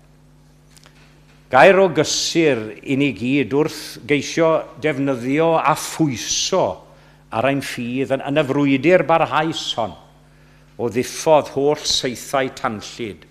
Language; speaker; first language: Welsh; native; Welsh